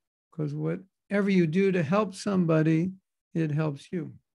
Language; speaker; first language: English; native; English